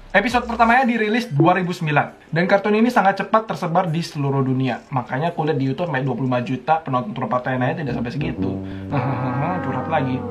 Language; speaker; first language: Indonesian; native; Indonesian